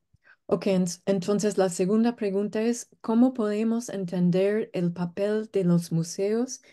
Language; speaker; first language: Spanish; non-native, fluent; English